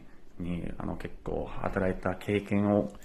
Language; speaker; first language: Japanese; non-native, fluent; English